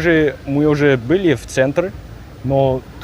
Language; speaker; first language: Russian; non-native, learner; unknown